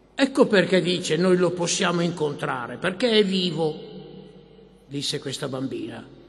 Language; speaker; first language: Italian; native; Italian